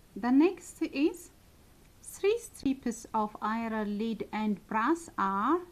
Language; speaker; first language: English; non-native, local second language; Amharic